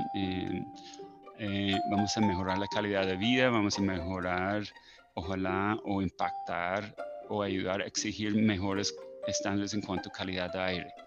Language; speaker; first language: Spanish; non-native, fluent; English